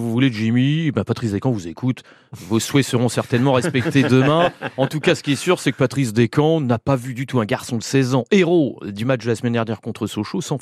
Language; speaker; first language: French; native; French